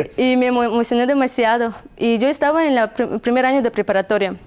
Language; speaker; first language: Spanish; non-native, fluent; Russian